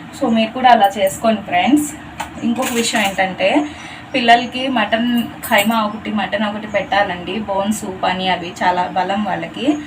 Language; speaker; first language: Telugu; non-native, local second language; Urdu